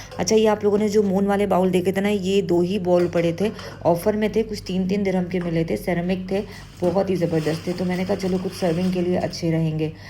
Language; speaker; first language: Urdu; native; Urdu